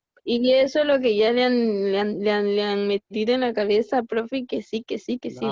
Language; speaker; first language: Spanish; native; Spanish